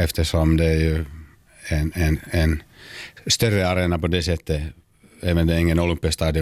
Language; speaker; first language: Swedish; non-native, local second language; Finnish